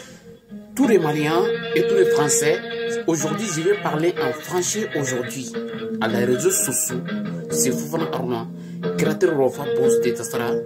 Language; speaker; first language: French; non-native, learner; Bambara